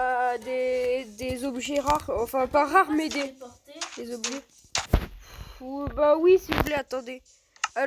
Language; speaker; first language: French; native; French